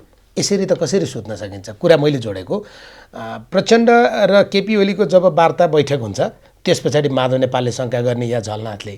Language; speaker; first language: Nepali; native; Nepali